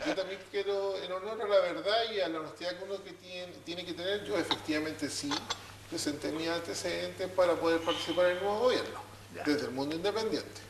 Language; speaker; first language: Spanish; native; Spanish